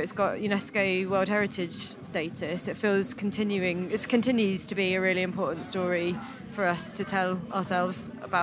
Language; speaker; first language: English; native; English